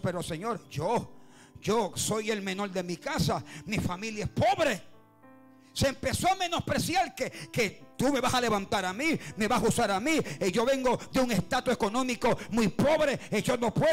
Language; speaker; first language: Spanish; native; Spanish